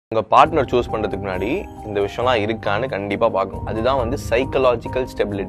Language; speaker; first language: Tamil; native; Tamil